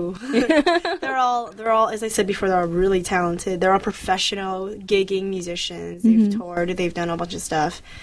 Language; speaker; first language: English; early bilingual, other home language; Chinese